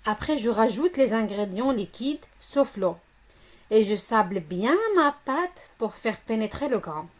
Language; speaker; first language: French; non-native, local second language; Arabic